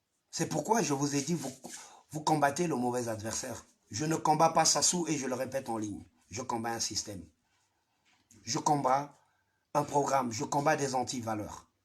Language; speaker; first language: French; non-native, local second language; Lingala